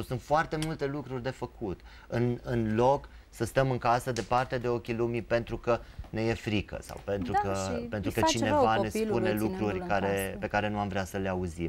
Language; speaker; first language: Romanian; native; Romanian